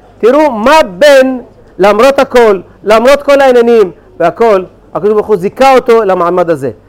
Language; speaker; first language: Hebrew; native; Hebrew